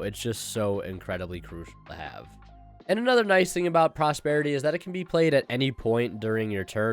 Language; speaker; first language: English; native; English